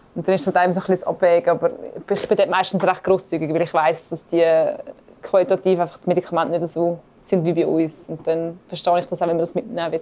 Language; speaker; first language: German; native; German